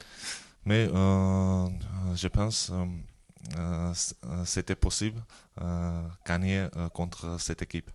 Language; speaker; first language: French; non-native, learner; Georgian